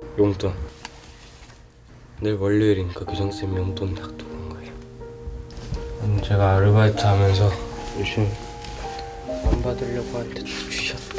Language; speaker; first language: Korean; early bilingual, other home language; Urdu